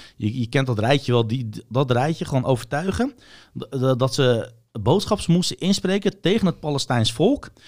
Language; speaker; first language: Dutch; early bilingual, other home language; Bosnian